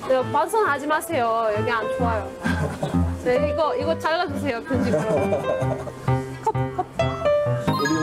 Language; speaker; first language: Korean; non-native, fluent; Russian